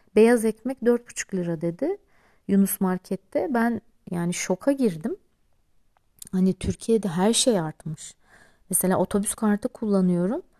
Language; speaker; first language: Turkish; native; Turkish